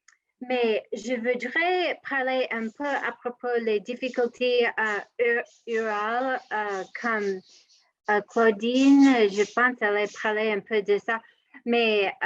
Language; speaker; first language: French; non-native, learner; English